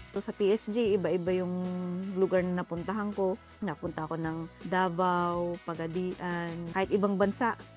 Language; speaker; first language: Filipino; non-native, local second language; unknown